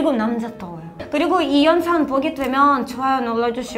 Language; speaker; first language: Korean; non-native, fluent; Ukrainian